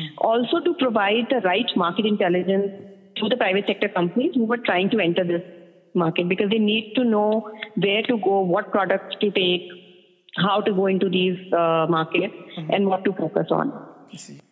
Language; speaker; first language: English; non-native, local second language; Hindi